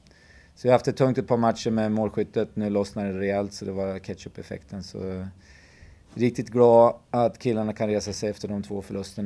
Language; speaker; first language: Swedish; native; Swedish